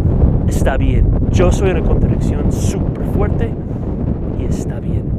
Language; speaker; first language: Spanish; non-native, fluent; English